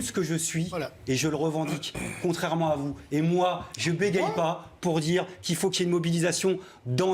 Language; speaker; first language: French; native; French